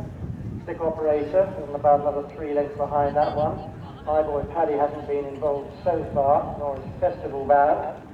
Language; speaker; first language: English; native; English